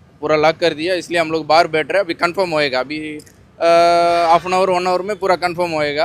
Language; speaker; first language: Hindi; non-native, local second language; Tamil